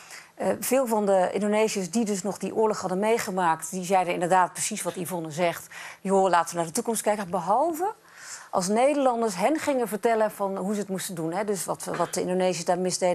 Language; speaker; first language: Dutch; native; Dutch